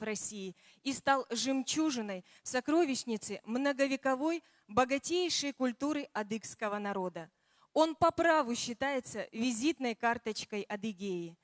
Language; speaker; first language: Russian; native; Russian